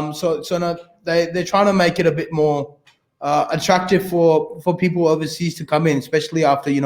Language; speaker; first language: English; early bilingual, other home language; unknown